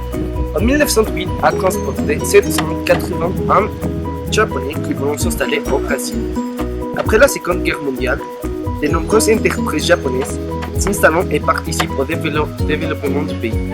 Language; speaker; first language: French; non-native, learner; Spanish